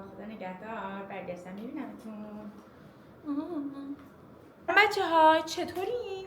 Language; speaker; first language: Persian; native; Persian